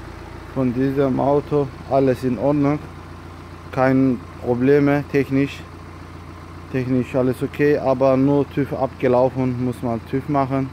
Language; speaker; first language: German; non-native, learner; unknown